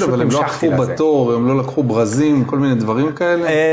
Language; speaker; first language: Hebrew; native; Hebrew